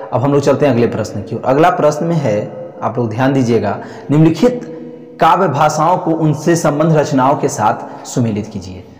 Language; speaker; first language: Hindi; native; Hindi